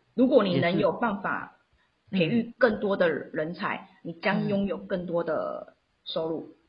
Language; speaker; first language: Chinese; non-native, local second language; Min Nan Chinese